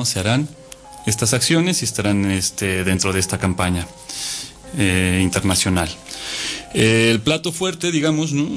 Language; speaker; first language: Spanish; native; Spanish